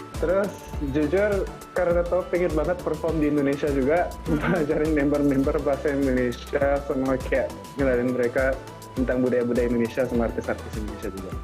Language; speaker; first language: Indonesian; native; Indonesian